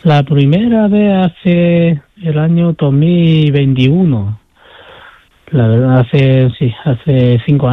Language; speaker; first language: Spanish; non-native, fluent; Chinese